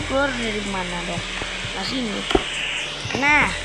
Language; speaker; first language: Indonesian; native; Indonesian